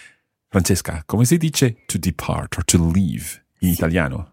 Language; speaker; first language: Italian; non-native, fluent; English